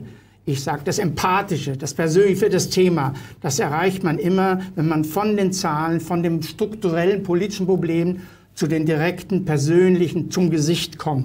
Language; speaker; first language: German; native; German